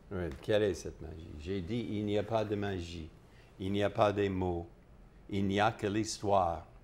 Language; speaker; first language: French; non-native, fluent; English